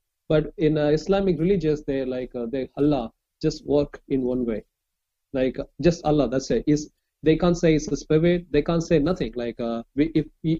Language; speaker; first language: English; non-native, local second language; Tamil